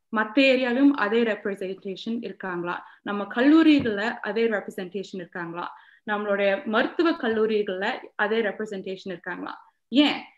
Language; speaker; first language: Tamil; early bilingual, heritage; Tamil